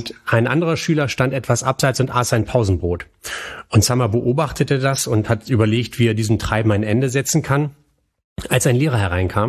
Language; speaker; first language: German; native; German